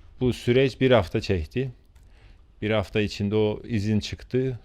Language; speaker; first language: Turkish; non-native, fluent; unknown